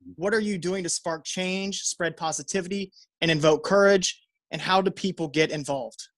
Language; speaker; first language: English; native; English